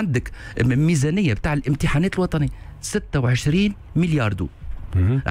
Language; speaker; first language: Arabic; native; Arabic